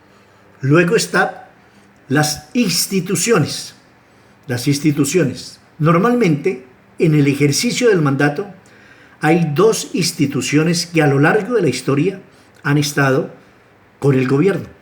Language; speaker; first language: Spanish; native; Spanish